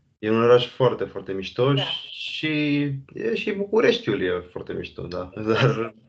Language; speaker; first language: Romanian; non-native, fluent; Spanish